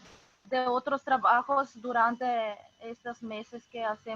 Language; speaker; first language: Spanish; non-native, fluent; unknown